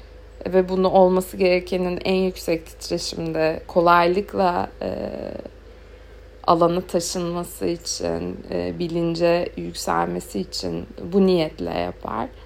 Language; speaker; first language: Turkish; native; Turkish